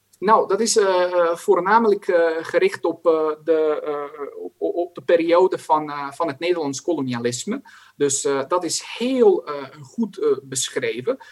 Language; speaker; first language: Dutch; non-native, fluent; Croatian